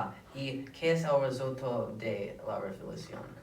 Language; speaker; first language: Spanish; non-native, learner; English